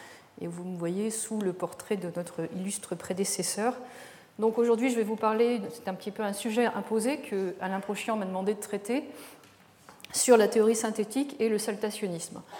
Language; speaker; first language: French; native; French